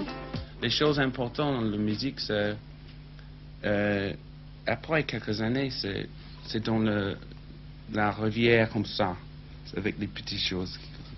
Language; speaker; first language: French; non-native, learner; English